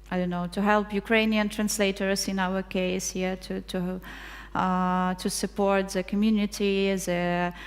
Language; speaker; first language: English; non-native, fluent; Ukrainian